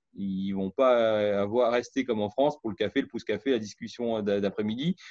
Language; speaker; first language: French; native; French